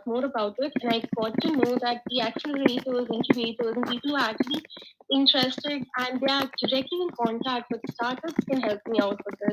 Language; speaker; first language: English; non-native, local second language; Hindi